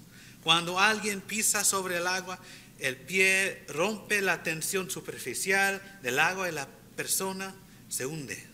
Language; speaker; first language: Spanish; early bilingual, heritage; Spanish